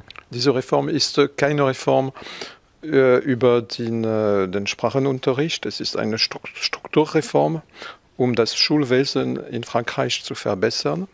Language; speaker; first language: German; non-native, fluent; French